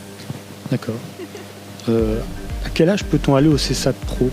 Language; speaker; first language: French; native; French